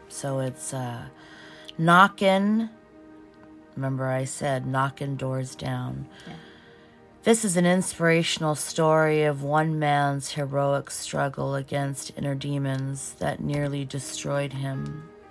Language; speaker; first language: English; early bilingual, other home language; Portuguese